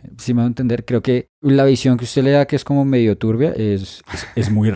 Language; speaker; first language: Spanish; native; Spanish